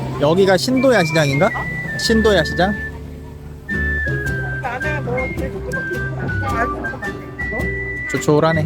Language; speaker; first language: Korean; native; Korean